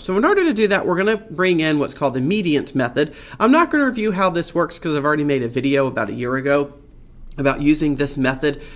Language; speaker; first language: English; native; English